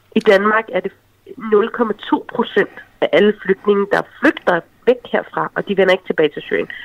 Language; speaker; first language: Danish; early bilingual, other home language; Arabic